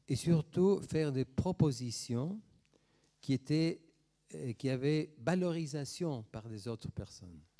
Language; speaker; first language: French; non-native, fluent; Spanish